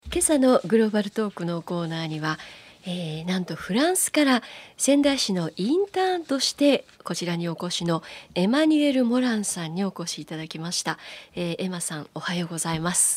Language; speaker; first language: Japanese; native; Japanese